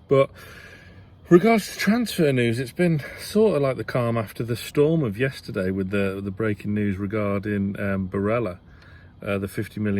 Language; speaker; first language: English; native; English